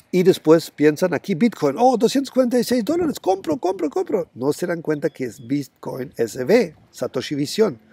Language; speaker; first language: Spanish; non-native, fluent; German